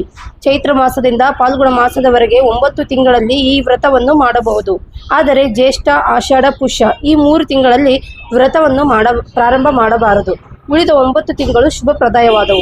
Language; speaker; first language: Kannada; native; Kannada